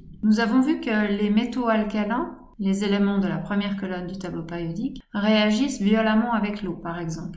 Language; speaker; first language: French; native; French